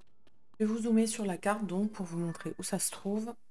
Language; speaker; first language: French; native; French